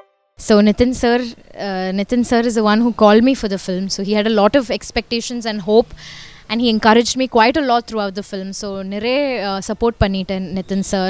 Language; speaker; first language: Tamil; non-native, learner; Malayalam